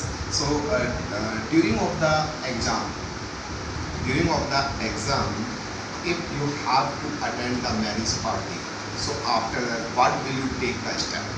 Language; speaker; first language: English; non-native, local second language; Hindi